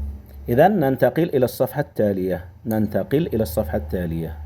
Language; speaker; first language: Arabic; non-native, fluent; Indonesian